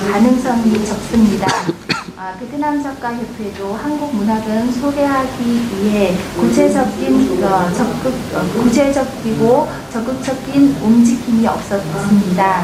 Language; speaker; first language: Korean; non-native, fluent; Vietnamese